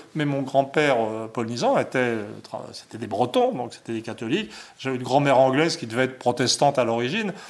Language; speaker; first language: French; native; French